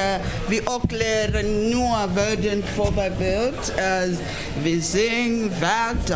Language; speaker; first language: Dutch; non-native, learner; Shona